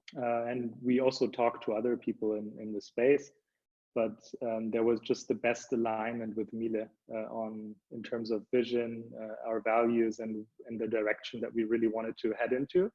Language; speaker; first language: English; early bilingual, other home language; German